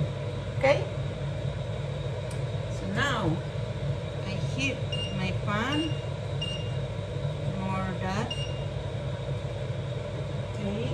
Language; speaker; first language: English; non-native, learner; Filipino